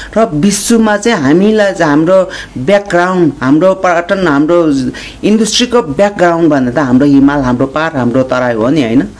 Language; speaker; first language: Nepali; non-native, local second language; Sherpa